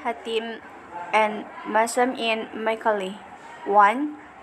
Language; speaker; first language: English; non-native, learner; Indonesian